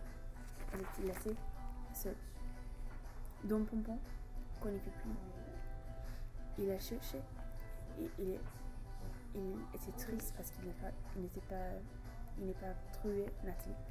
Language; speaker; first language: French; non-native, learner; English